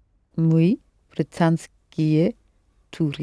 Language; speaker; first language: Russian; non-native, learner; English